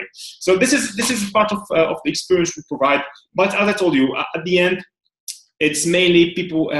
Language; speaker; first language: English; non-native, fluent; Arabic